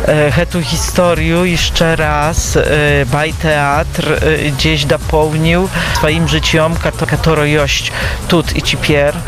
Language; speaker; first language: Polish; non-native, local second language; Belarusian